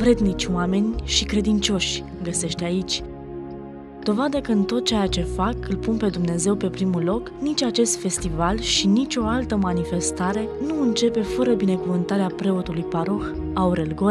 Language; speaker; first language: Romanian; native; Romanian